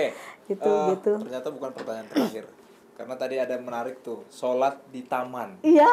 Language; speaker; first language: Indonesian; native; Indonesian